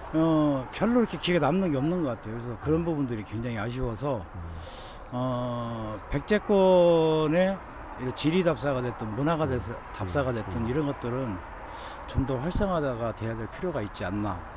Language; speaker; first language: Korean; native; Korean